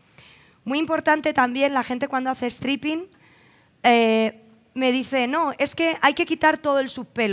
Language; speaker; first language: Spanish; native; Spanish